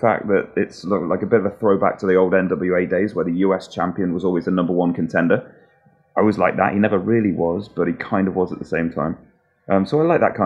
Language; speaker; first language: English; native; English